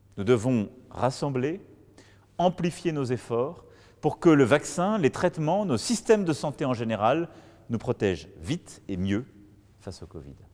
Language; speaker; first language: French; native; French